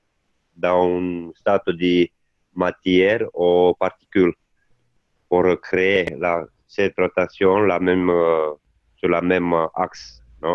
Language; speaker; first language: French; non-native, learner; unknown